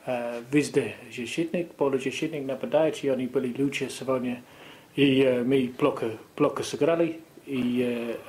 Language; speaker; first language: Russian; non-native, learner; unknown